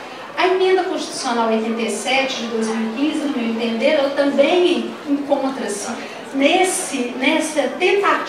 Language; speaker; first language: Portuguese; native; Portuguese